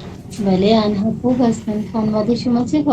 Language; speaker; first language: Persian; non-native, learner; Urdu